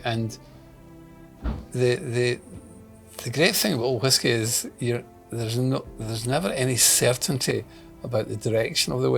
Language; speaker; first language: English; native; English